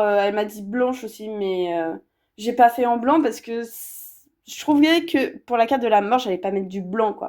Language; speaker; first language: French; native; French